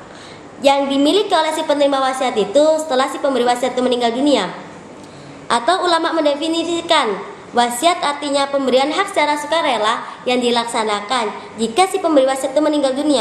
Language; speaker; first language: Indonesian; native; Indonesian